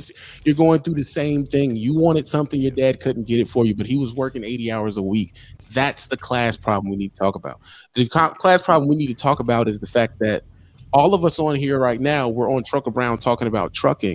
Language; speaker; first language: English; native; English